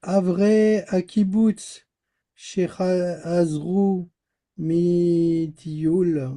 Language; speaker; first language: Hebrew; non-native, learner; French